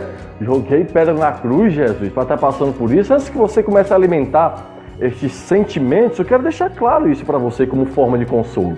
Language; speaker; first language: Portuguese; native; Portuguese